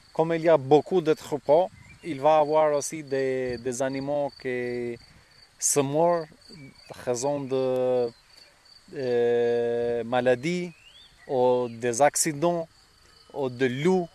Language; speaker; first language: French; non-native, fluent; Albanian